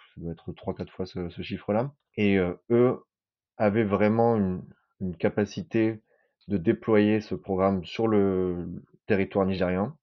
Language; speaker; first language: French; native; French